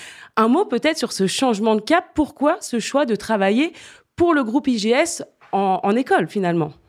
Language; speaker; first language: French; native; French